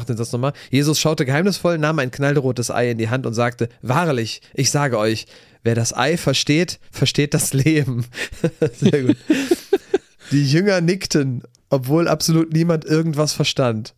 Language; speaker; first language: German; native; German